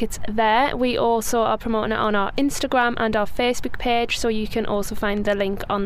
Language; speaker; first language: English; native; English